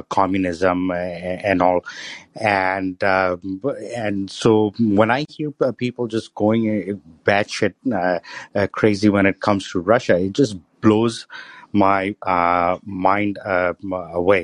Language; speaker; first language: English; non-native, local second language; Urdu